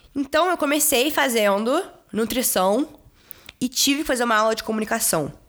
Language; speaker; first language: Portuguese; early bilingual, heritage; Portuguese